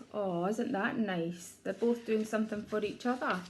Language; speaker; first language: English; native; English